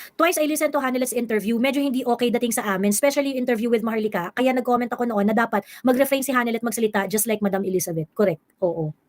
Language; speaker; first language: Filipino; native; Filipino